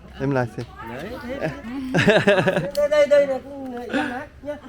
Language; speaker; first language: Vietnamese; non-native, learner; Korean